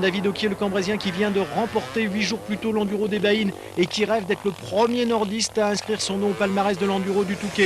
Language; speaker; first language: French; native; French